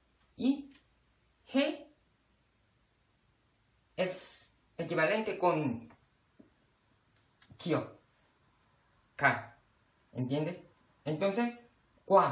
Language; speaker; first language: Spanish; non-native, fluent; Korean